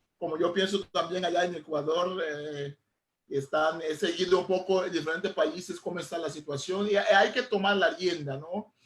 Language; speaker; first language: Spanish; non-native, fluent; Papiamento